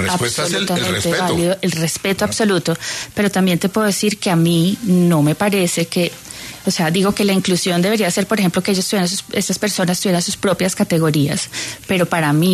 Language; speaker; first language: Spanish; native; Spanish